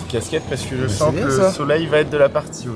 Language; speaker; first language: French; native; French